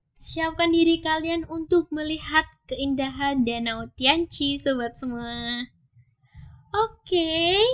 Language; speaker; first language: Indonesian; native; Indonesian